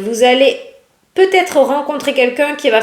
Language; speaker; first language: French; native; French